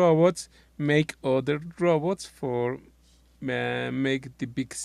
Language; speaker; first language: English; non-native, learner; Spanish